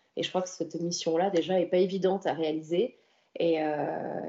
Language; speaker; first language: French; native; French